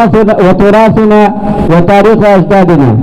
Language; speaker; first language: Arabic; non-native, learner; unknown